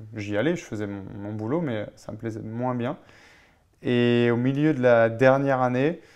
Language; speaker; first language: French; native; French